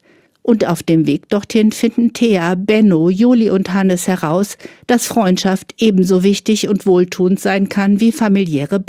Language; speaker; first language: German; native; German